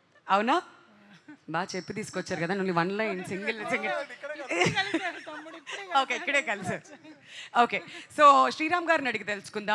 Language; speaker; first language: Telugu; native; Telugu